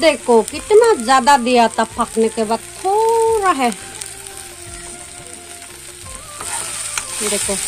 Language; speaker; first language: Hindi; non-native, local second language; Chakma